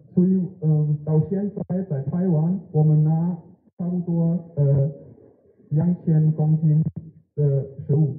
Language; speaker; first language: Chinese; non-native, learner; German